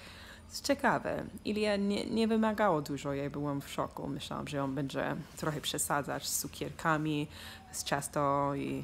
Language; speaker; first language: Polish; early bilingual, heritage; Polish